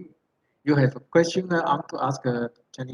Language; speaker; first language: English; non-native, fluent; Thai